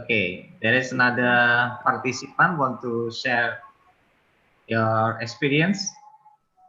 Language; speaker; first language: English; non-native, local second language; Indonesian